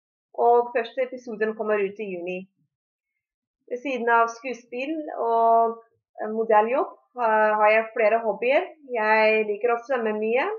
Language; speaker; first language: Norwegian; early bilingual, heritage; Norwegian